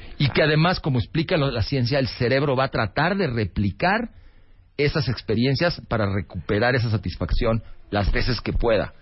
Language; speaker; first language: Spanish; native; Spanish